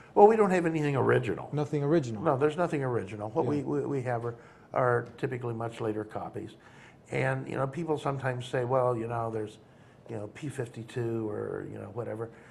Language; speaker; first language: English; native; English